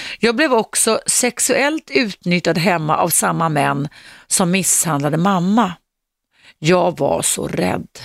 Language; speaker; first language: Swedish; native; Swedish